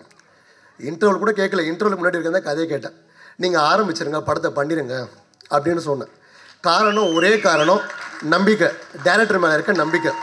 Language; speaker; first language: Tamil; native; Tamil